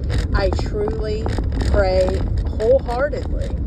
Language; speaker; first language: English; native; English